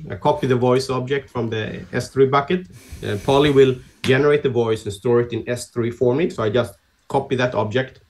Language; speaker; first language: English; non-native, fluent; Swedish